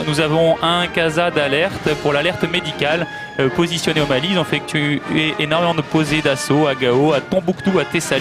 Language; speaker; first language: French; native; French